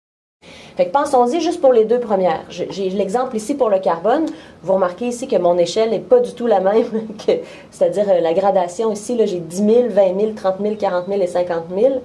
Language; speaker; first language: French; native; French